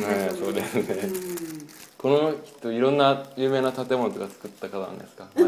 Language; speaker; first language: Japanese; native; Japanese